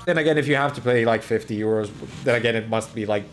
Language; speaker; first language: English; non-native, fluent; Finnish